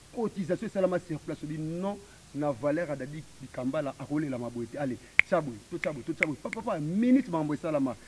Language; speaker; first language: Lingala; native; Lingala